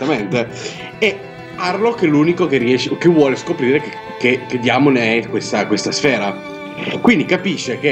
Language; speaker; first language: Italian; native; Italian